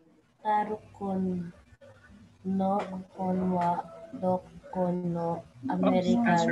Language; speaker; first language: Japanese; non-native, learner; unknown